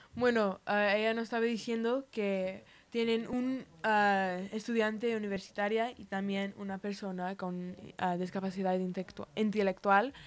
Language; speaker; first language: Spanish; early bilingual, heritage; Spanish